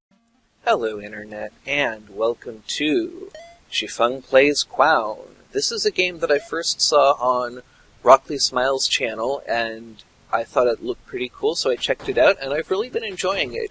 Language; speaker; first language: English; native; English